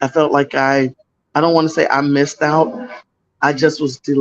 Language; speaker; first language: English; native; English